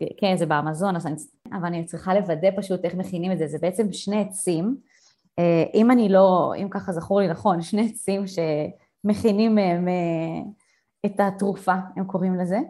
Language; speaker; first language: Hebrew; native; Hebrew